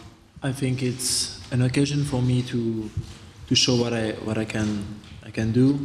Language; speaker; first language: English; non-native, fluent; French